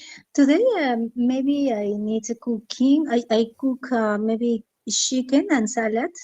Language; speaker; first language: English; non-native, learner; Spanish